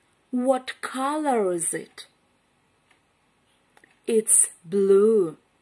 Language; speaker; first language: English; non-native, fluent; Ukrainian